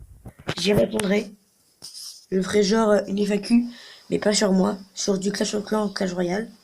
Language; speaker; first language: French; native; French